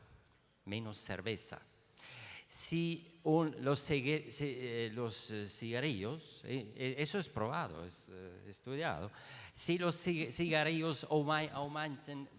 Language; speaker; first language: Spanish; non-native, learner; Swiss German